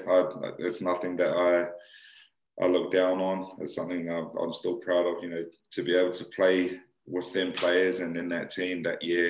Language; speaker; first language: English; native; English